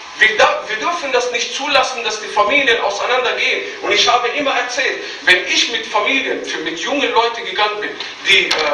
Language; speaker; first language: German; non-native, fluent; Arabic